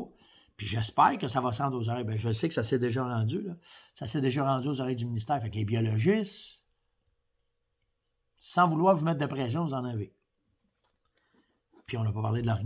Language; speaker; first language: French; native; French